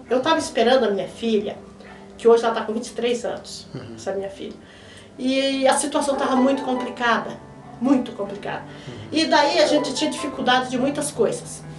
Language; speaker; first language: Portuguese; native; Portuguese